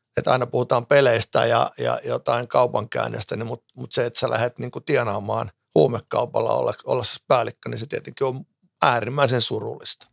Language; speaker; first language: Finnish; native; Finnish